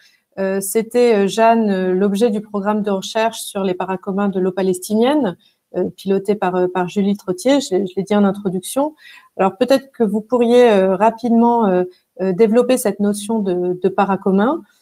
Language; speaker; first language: French; native; French